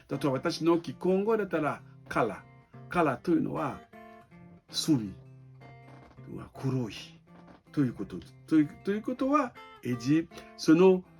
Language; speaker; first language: Japanese; non-native, fluent; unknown